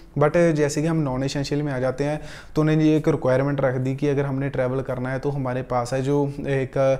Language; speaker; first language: Hindi; non-native, local second language; Punjabi